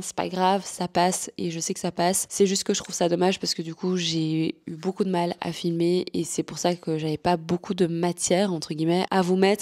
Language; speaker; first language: French; native; French